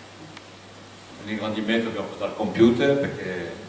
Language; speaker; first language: Italian; native; Italian